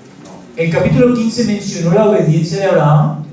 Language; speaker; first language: Spanish; native; Spanish